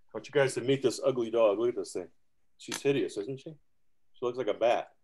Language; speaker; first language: English; early bilingual, other home language; Spanish